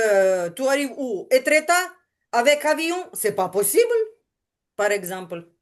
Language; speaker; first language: French; non-native, learner; Ukrainian